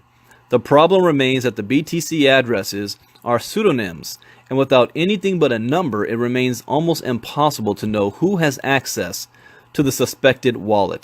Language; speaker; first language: English; native; English